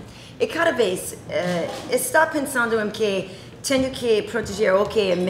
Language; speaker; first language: Portuguese; non-native, learner; English